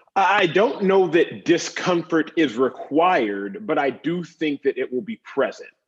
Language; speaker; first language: English; native; English